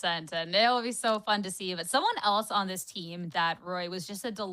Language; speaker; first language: English; native; English